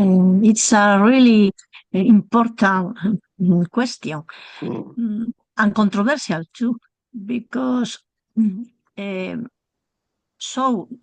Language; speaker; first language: English; non-native, learner; Spanish